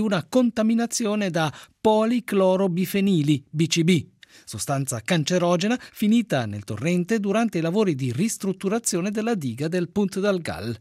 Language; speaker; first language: Italian; native; Italian